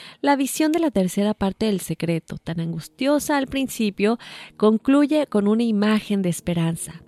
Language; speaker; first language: Spanish; native; Spanish